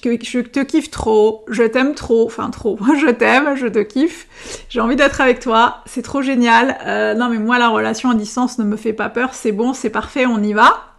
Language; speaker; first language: French; native; French